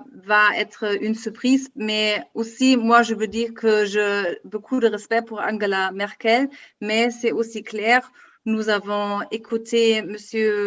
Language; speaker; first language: French; non-native, learner; German